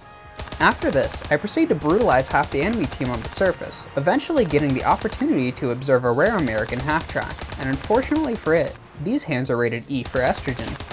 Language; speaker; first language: English; native; English